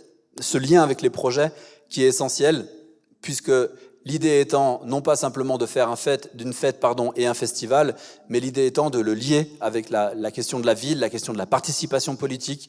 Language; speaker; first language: French; native; French